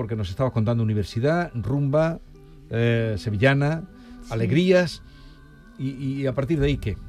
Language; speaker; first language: Spanish; native; Spanish